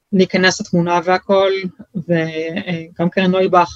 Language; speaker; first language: Hebrew; early bilingual, other home language; French